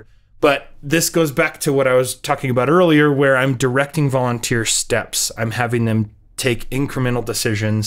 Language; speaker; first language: English; native; English